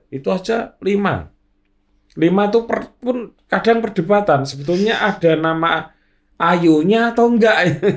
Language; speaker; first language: Indonesian; native; Indonesian